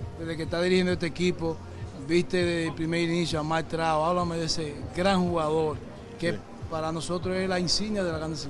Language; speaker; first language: Spanish; native; Spanish